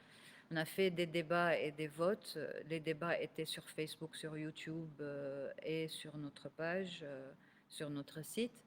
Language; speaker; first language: French; non-native, local second language; Arabic